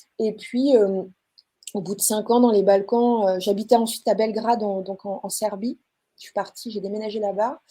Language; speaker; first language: French; native; French